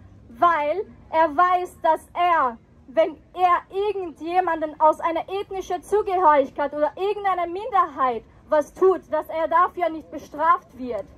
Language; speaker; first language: German; non-native, fluent; Persian